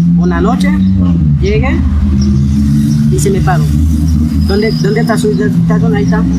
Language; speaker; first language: Spanish; non-native, learner; Haitian Creole